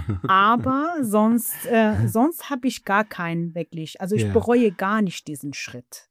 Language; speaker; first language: German; non-native, fluent; Persian